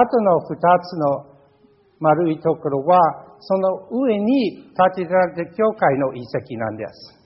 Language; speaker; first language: Japanese; non-native, fluent; English